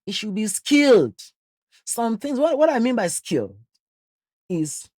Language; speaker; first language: English; non-native, local second language; Yoruba